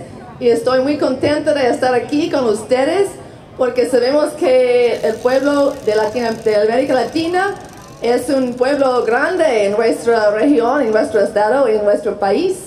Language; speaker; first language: Spanish; non-native, fluent; English